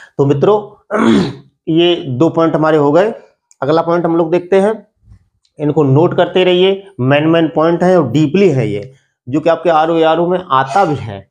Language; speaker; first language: Hindi; native; Hindi